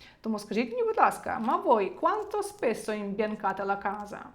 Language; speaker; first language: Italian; non-native, fluent; Ukrainian